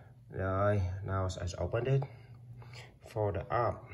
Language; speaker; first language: English; non-native, learner; Vietnamese